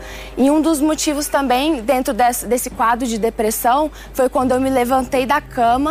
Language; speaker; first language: Portuguese; early bilingual, other home language; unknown